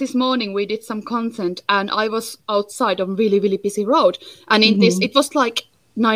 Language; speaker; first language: English; non-native, fluent; Finnish